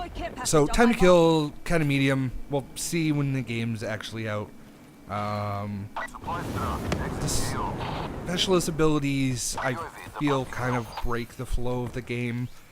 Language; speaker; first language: English; native; English